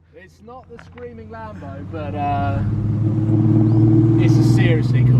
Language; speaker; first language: English; native; English